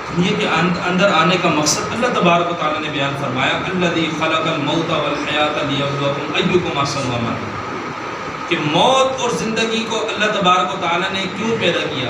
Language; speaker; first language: Urdu; non-native, local second language; Northern Hindko